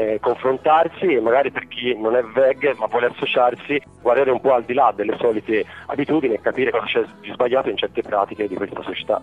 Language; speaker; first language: Italian; native; Italian